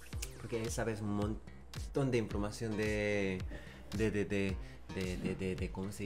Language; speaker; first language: Spanish; non-native, learner; Korean